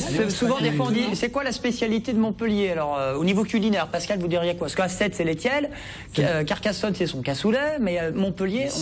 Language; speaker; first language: French; native; French